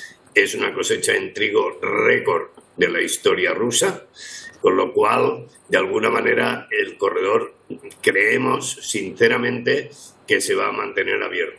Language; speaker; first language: Spanish; native; Spanish